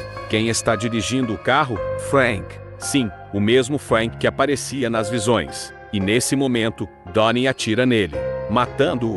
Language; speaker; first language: Portuguese; native; Portuguese